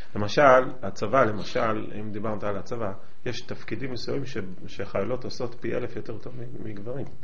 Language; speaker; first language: Hebrew; native; Hebrew